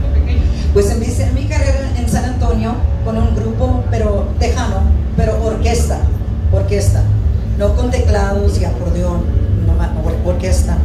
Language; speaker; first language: Spanish; early bilingual, heritage; English